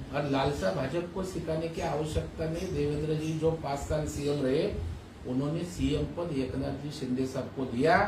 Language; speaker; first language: Hindi; non-native, local second language; Marathi